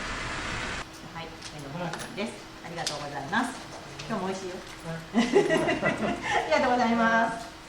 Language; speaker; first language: Japanese; native; Japanese